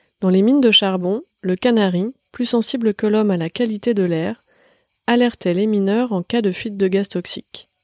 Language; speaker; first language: French; native; French